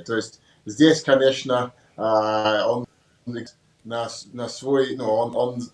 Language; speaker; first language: Russian; non-native, learner; English